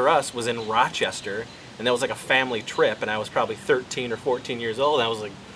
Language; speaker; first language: English; native; English